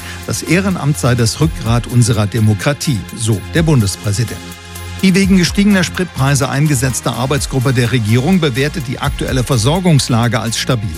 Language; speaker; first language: German; native; German